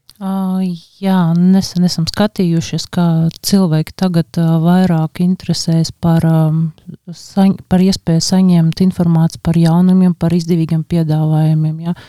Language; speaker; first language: Latvian; non-native, local second language; Russian